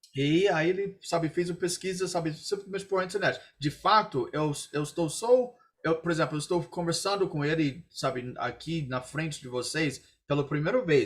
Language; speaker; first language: Portuguese; non-native, fluent; English